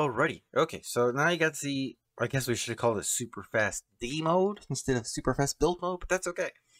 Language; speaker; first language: English; native; English